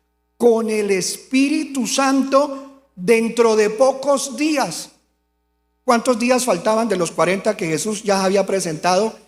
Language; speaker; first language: Spanish; native; Spanish